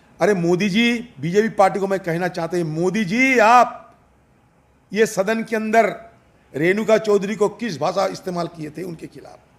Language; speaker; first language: Hindi; non-native, local second language; Bangla